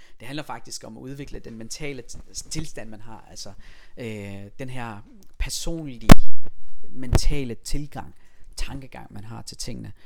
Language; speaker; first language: Danish; early bilingual, other home language; Persian